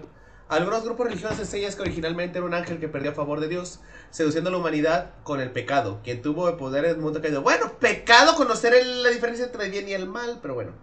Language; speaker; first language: Spanish; native; Spanish